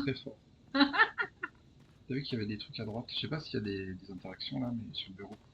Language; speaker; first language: French; native; French